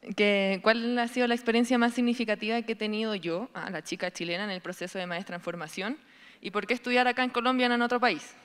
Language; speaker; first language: Spanish; native; Spanish